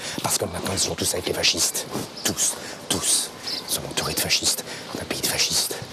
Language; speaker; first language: French; native; French